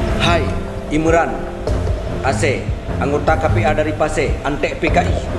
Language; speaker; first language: Malay; non-native, local second language; Achinese